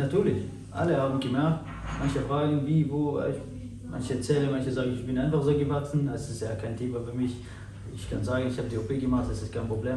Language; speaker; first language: German; non-native, fluent; Arabic